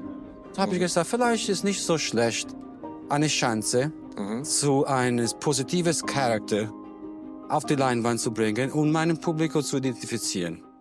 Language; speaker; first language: German; early bilingual, heritage; Italian